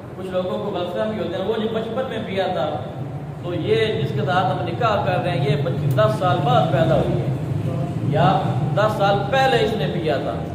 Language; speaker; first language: Urdu; non-native, local second language; Punjabi